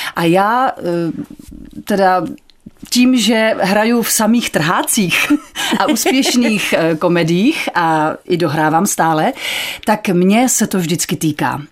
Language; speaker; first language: Czech; native; Czech